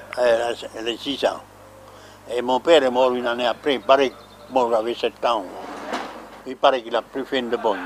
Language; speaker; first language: French; non-native, local second language; Swiss German